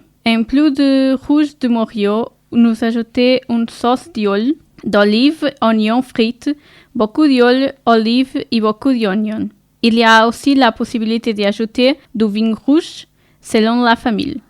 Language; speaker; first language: French; non-native, learner; Portuguese